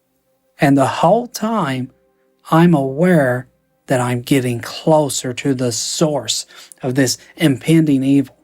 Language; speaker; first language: English; native; English